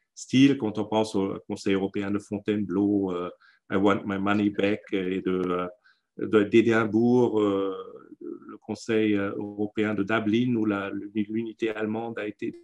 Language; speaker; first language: French; non-native, fluent; German